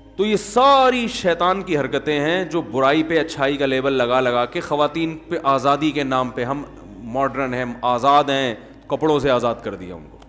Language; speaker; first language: Urdu; native; Urdu